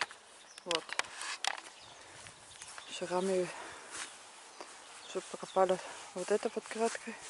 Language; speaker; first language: Russian; non-native, learner; German